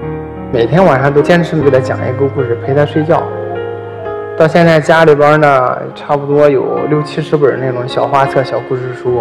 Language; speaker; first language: Chinese; native; Chinese